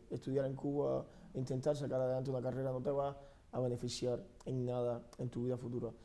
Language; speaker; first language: Spanish; native; Spanish